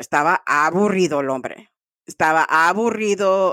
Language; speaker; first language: Spanish; early bilingual, heritage; Spanish